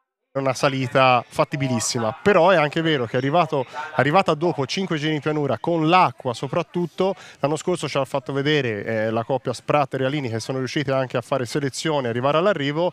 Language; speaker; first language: Italian; native; Italian